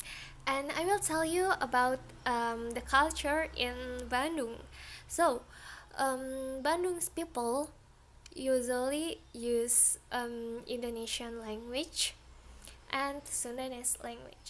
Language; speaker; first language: English; non-native, learner; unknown